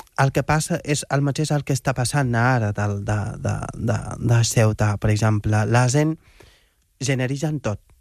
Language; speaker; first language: Catalan; non-native, fluent; Wolof